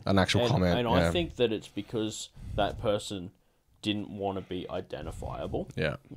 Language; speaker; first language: English; native; English